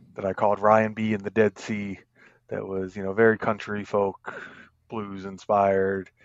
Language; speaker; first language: English; native; English